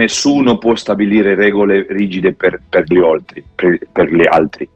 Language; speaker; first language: Italian; non-native, fluent; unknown